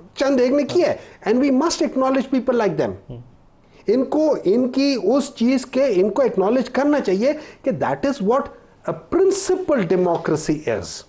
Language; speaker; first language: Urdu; non-native, local second language; Pashto